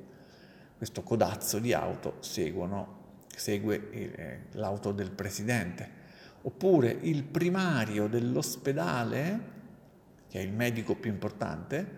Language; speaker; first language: Italian; native; Italian